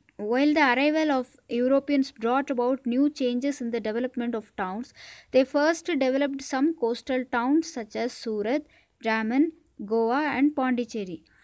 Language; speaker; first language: English; non-native, local second language; Tamil